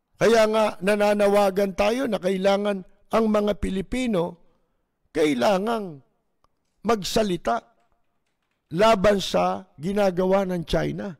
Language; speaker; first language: Filipino; native; Filipino